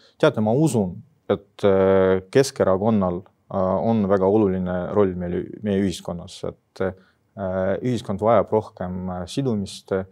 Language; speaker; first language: Estonian; non-native, local second language; Russian